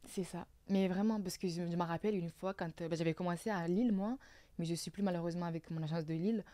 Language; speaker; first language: French; early bilingual, other home language; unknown